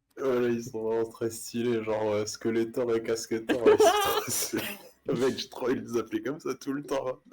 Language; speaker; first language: French; native; French